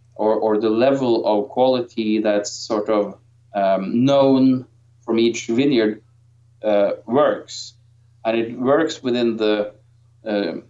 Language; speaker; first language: English; non-native, fluent; Norwegian